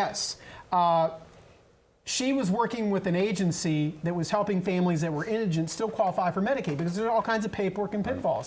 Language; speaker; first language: English; native; English